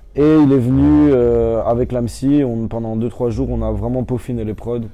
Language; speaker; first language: French; native; French